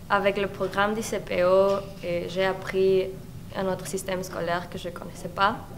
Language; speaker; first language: French; non-native, fluent; Spanish